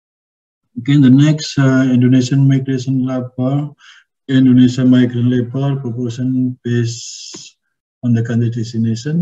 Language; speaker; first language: English; non-native, learner; Indonesian